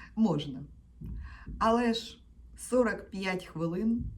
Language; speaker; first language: Ukrainian; non-native, local second language; Russian